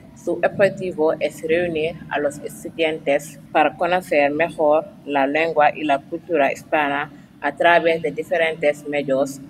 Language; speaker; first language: Spanish; non-native, learner; Wolof